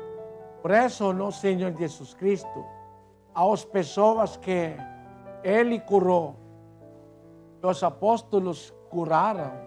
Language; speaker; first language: Portuguese; non-native, learner; Filipino